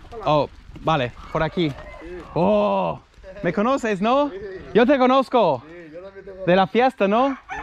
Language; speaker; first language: Spanish; non-native, fluent; English